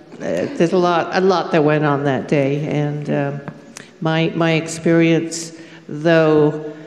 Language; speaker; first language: English; native; English